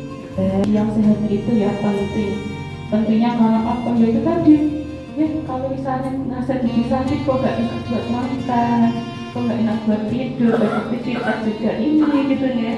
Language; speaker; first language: Indonesian; non-native, local second language; Javanese